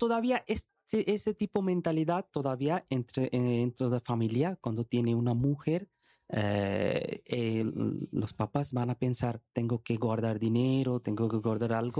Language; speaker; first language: Spanish; non-native, learner; Bangla